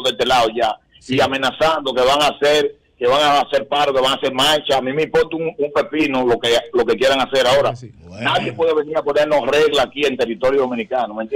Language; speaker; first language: Spanish; native; Spanish